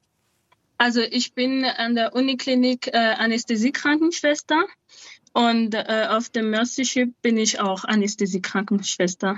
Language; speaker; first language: German; non-native, fluent; Malagasy